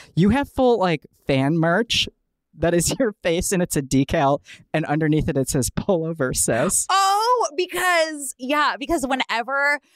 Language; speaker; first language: English; native; English